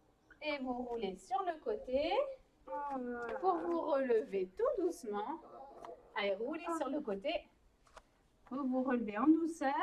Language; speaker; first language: French; native; French